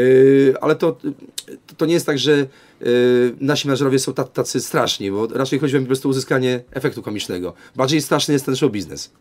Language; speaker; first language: Polish; native; Polish